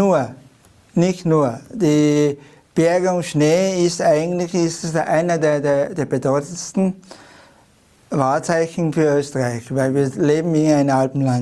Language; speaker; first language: German; non-native, fluent; Chinese